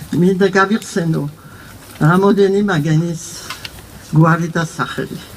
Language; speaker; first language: Georgian; early bilingual, heritage; Georgian